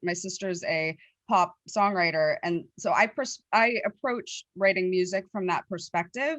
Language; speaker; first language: English; native; English